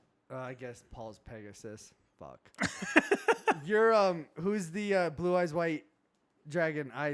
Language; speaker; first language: English; native; English